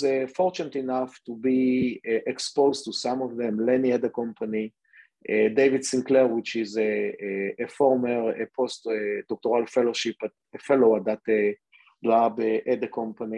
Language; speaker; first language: English; non-native, fluent; Hebrew